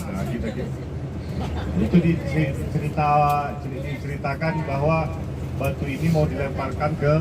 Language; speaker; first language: Indonesian; native; Indonesian